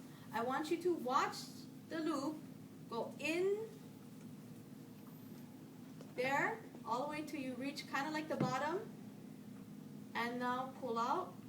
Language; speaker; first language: English; native; English